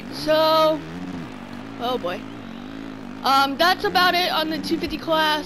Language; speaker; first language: English; native; English